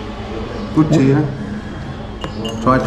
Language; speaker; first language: English; non-native, learner; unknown